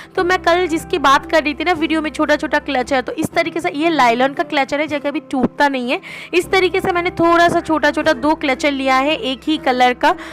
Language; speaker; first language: Hindi; non-native, local second language; Bangla